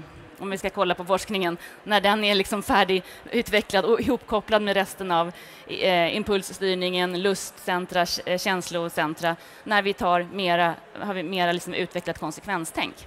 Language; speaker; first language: Swedish; native; Swedish